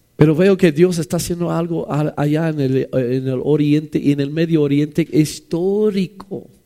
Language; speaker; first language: Spanish; non-native, fluent; English